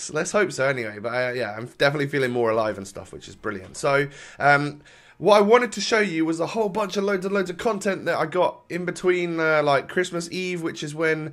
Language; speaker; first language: English; native; English